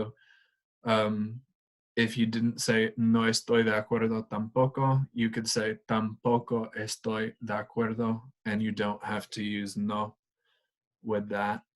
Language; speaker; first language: Spanish; non-native, fluent; English